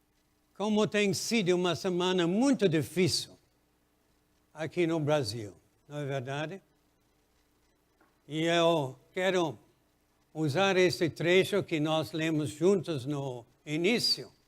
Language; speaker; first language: Portuguese; non-native, fluent; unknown